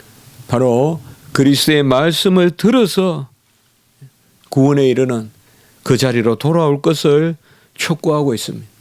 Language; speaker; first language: Korean; native; Korean